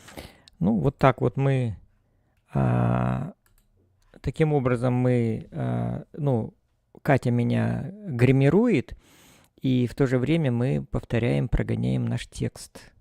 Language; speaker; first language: Russian; native; Russian